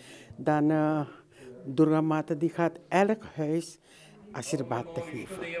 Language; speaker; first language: Dutch; non-native, learner; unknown